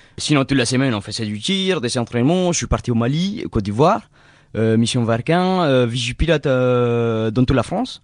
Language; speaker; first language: French; non-native, fluent; Spanish